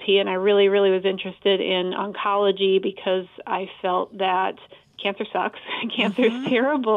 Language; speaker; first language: English; native; English